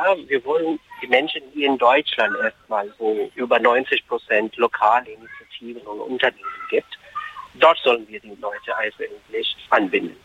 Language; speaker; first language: German; non-native, fluent; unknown